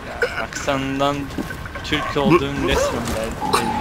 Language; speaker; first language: Turkish; early bilingual, heritage; Turkish